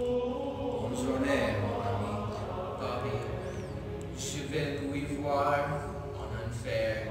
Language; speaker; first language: French; non-native, learner; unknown